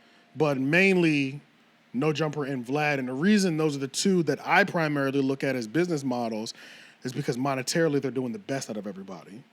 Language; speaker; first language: English; native; English